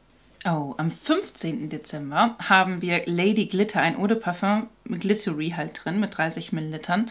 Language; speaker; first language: German; native; German